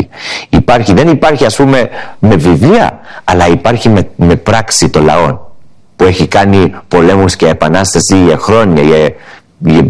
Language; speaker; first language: Greek; early bilingual, heritage; English